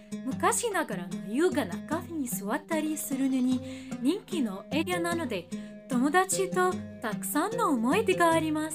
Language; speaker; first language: Japanese; non-native, learner; Arabic